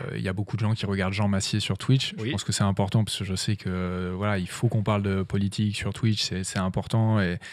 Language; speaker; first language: French; native; French